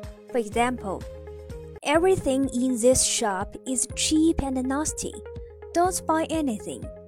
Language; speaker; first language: English; non-native, fluent; Chinese